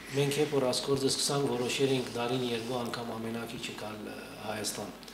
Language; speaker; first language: Armenian; native; Armenian